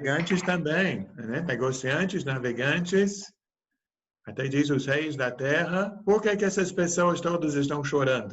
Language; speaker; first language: Portuguese; native; Portuguese